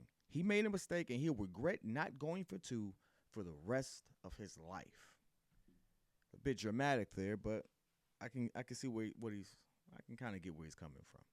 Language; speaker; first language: English; native; English